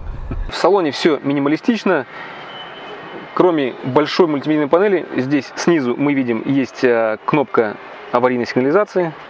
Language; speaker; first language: Russian; native; Russian